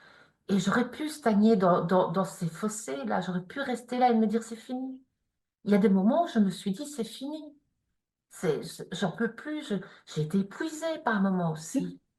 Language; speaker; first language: French; native; French